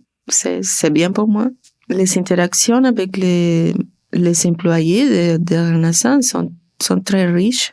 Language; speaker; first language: French; non-native, learner; Spanish